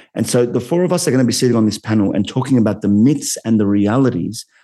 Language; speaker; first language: English; native; English